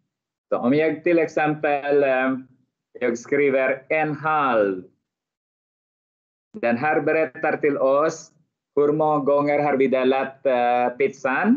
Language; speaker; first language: Swedish; non-native, learner; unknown